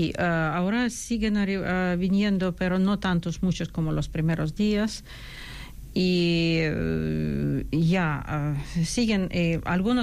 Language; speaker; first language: Spanish; non-native, fluent; Ukrainian